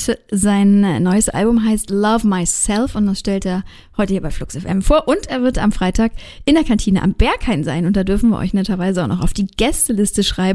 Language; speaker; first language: German; native; German